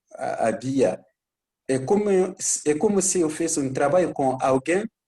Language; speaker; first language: Portuguese; non-native, learner; Bambara